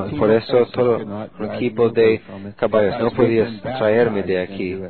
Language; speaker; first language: Spanish; non-native, fluent; English